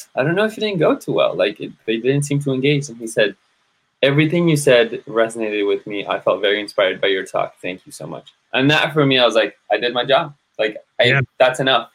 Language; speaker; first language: English; native; English